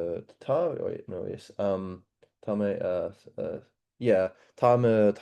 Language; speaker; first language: Irish; non-native, learner; English